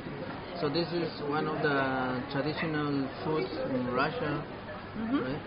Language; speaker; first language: English; non-native, learner; Spanish